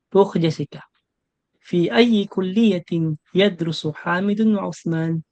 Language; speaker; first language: Arabic; non-native, fluent; Filipino